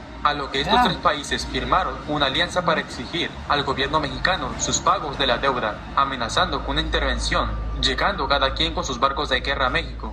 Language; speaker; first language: Spanish; native; Spanish